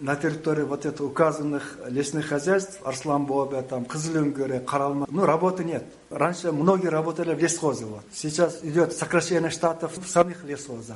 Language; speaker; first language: Russian; non-native, local second language; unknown